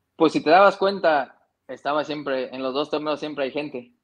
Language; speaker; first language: Spanish; early bilingual, heritage; Spanish